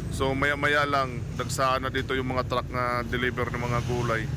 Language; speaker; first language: Filipino; native; Filipino